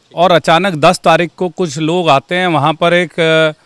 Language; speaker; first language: Hindi; native; Hindi